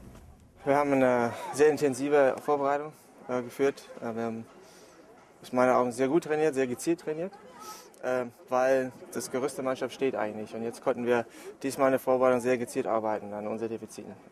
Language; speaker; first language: German; non-native, fluent; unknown